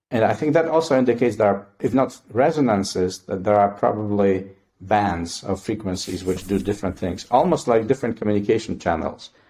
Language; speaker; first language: English; non-native, fluent; Polish